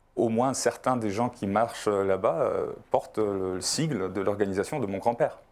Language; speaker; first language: French; non-native, fluent; Polish